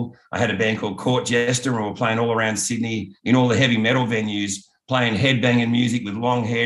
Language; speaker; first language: English; native; English